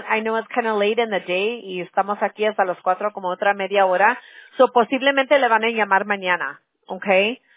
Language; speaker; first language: Spanish; early bilingual, other home language; English